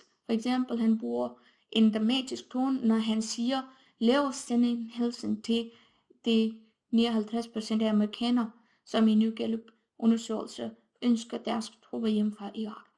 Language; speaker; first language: Danish; non-native, fluent; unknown